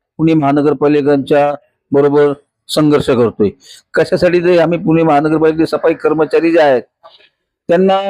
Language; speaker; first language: Marathi; native; Marathi